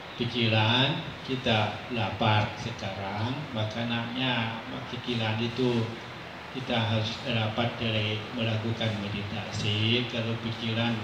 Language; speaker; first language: Indonesian; non-native, fluent; Thai